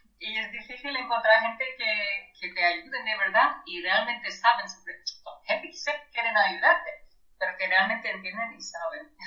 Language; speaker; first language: Spanish; non-native, fluent; German